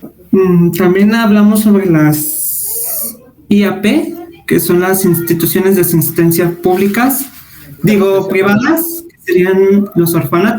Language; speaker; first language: Spanish; native; Spanish